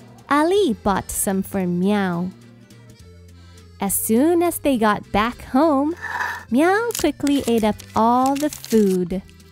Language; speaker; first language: English; non-native, fluent; Chinese